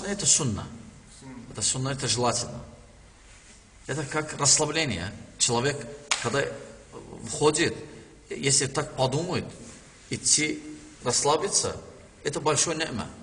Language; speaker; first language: Russian; non-native, learner; Azerbaijani